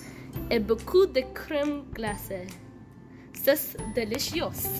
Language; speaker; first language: French; non-native, learner; English